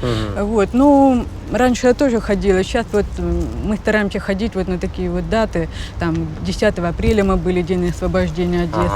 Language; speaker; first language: Russian; native; Russian